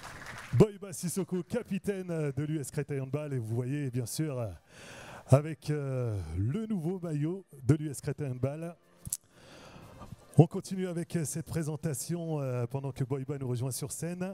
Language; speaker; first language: French; native; French